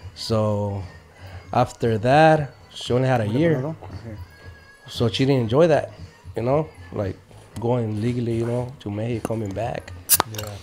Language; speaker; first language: English; native; English